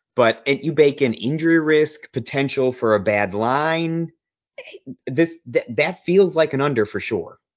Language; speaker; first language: English; native; English